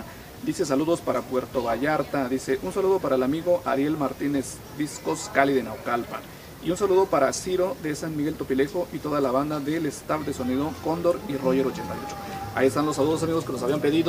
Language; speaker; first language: Spanish; native; Spanish